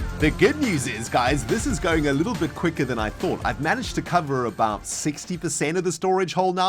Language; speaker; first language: English; native; English